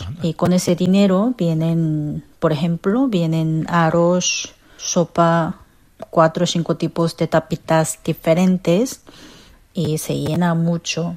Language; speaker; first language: Spanish; non-native, fluent; Korean